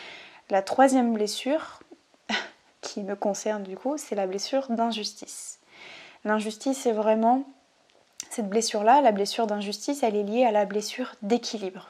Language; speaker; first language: French; native; French